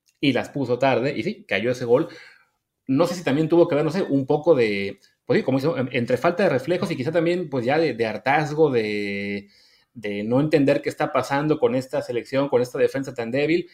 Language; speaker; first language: Spanish; native; Spanish